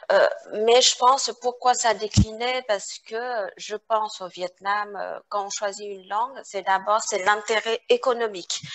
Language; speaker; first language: French; non-native, fluent; Vietnamese